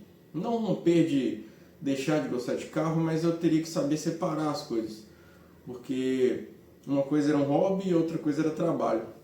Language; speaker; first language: Portuguese; native; Portuguese